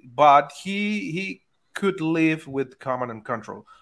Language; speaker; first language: English; non-native, fluent; Spanish